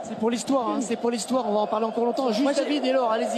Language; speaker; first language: French; native; French